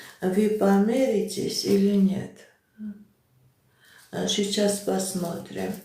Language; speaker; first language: Russian; non-native, local second language; Armenian